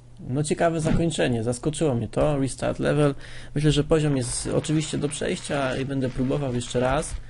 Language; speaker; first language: Polish; native; Polish